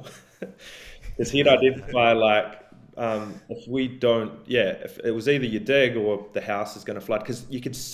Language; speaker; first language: English; native; English